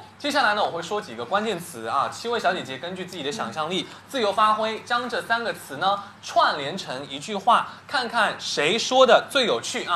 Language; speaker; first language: Chinese; native; Chinese